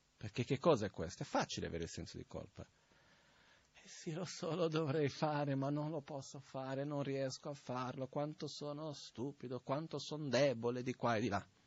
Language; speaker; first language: Italian; non-native, fluent; Portuguese